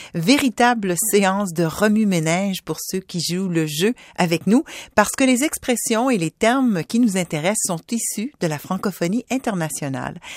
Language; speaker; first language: French; native; French